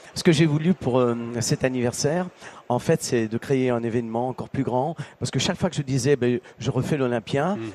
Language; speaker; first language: French; early bilingual, other home language; Italian